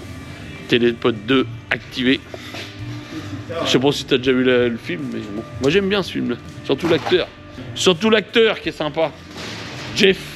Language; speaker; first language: French; native; French